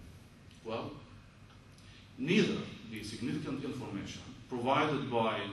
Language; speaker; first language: English; non-native, fluent; Arabic